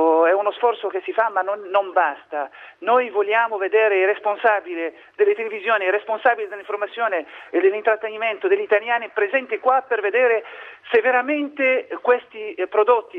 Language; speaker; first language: Italian; non-native, fluent; Arabic